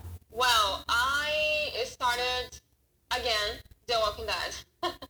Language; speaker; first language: English; non-native, fluent; Portuguese